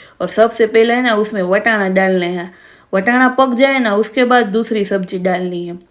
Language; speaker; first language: Hindi; non-native, local second language; Gujarati